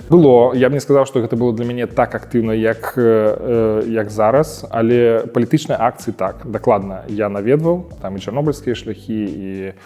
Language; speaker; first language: Belarusian; native; Belarusian